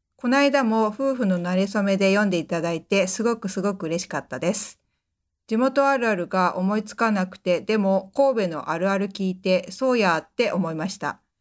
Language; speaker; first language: Japanese; native; Japanese